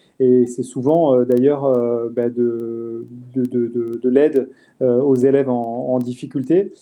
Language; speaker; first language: French; native; French